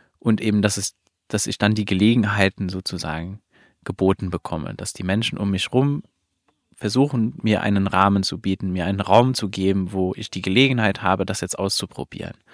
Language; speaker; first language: German; non-native, fluent; Luxembourgish